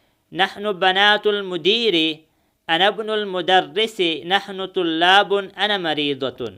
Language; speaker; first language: Arabic; non-native, fluent; Urdu